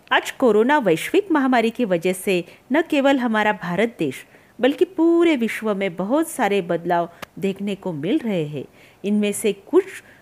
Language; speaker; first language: Hindi; non-native, local second language; Marathi